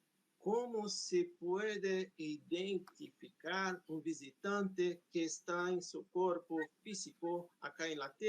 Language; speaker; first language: Spanish; non-native, fluent; Portuguese